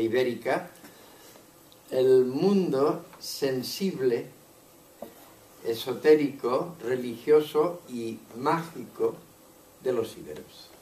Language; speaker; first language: Spanish; non-native, local second language; Catalan